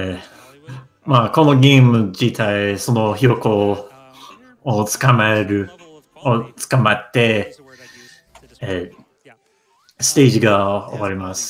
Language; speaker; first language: Japanese; non-native, learner; English